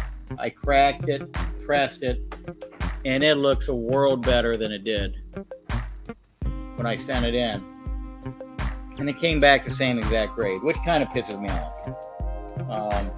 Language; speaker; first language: English; native; English